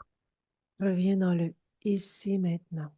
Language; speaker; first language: French; native; French